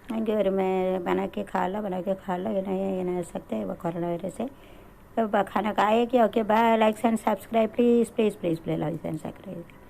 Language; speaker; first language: Hindi; non-native, local second language; Tamil